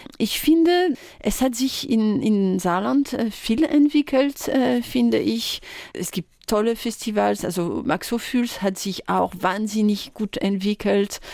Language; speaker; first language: German; non-native, fluent; French